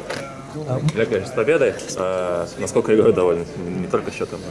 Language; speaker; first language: Russian; native; Russian